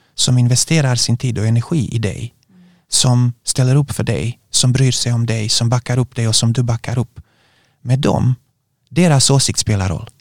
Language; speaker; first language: Swedish; non-native, fluent; Bosnian